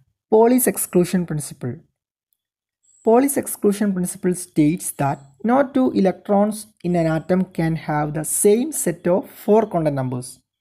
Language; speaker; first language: English; non-native, local second language; Malayalam